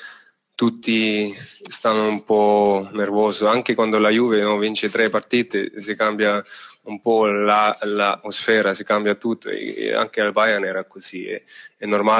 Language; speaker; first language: Italian; non-native, fluent; German